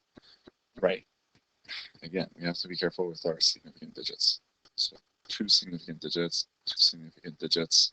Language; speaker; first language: English; native; English